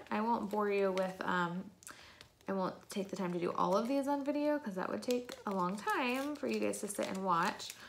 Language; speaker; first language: English; native; English